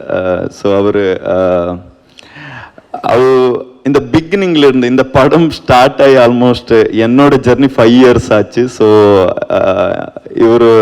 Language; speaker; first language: Tamil; non-native, learner; Kannada